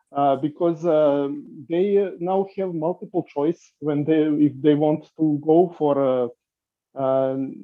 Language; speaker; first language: English; non-native, fluent; Serbian